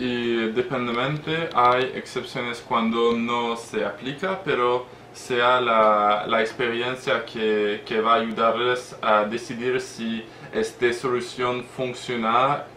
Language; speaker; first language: Spanish; non-native, learner; French